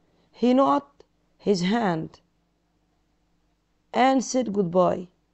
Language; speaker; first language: English; non-native, fluent; Arabic